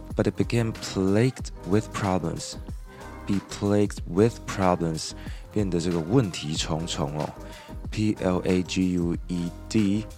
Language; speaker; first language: English; non-native, fluent; Chinese